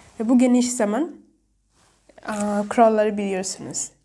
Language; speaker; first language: Turkish; non-native, fluent; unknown